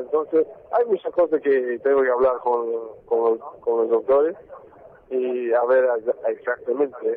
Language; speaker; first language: Spanish; non-native, fluent; English